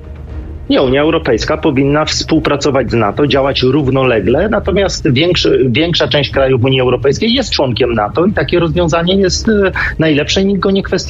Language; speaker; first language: Polish; native; Polish